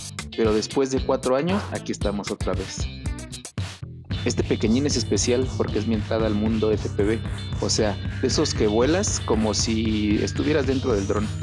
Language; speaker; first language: Spanish; native; Spanish